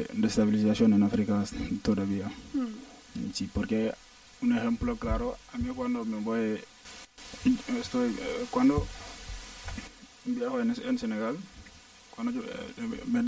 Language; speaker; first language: Spanish; non-native, learner; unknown